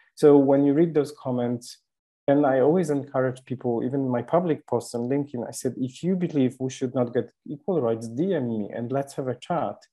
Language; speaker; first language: English; non-native, fluent; Polish